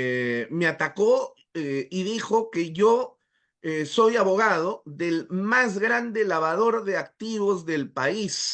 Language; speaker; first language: Spanish; native; Spanish